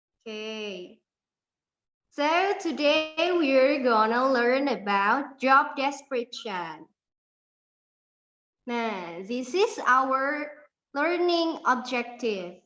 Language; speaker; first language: English; non-native, fluent; Indonesian